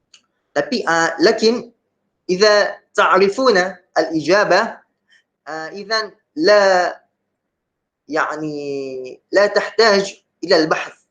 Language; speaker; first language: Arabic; non-native, fluent; Malay